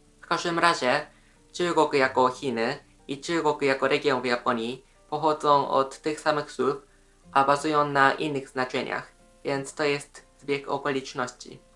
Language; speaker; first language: Polish; non-native, fluent; Japanese